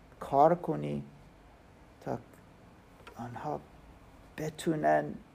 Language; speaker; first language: Persian; non-native, learner; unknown